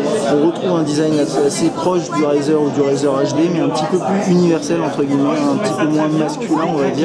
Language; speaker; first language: French; native; French